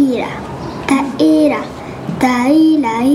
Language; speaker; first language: Arabic; non-native, learner; French